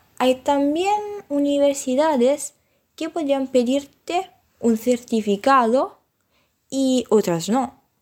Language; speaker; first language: Spanish; non-native, fluent; Italian